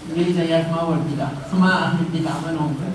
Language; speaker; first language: Arabic; non-native, fluent; Malagasy